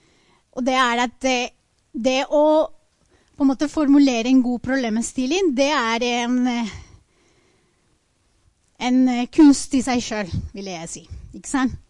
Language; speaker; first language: Norwegian; non-native, fluent; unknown